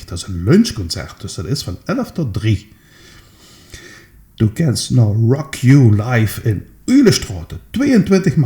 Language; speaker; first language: Dutch; native; Dutch